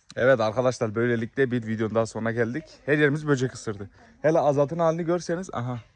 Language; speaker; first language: Turkish; native; Turkish